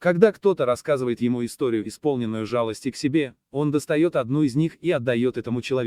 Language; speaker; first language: Russian; native; Russian